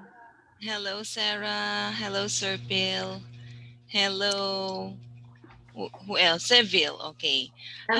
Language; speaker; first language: English; non-native, fluent; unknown